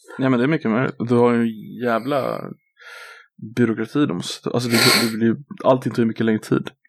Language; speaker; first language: Swedish; native; Swedish